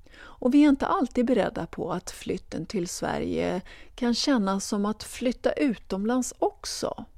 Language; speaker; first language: Swedish; native; Swedish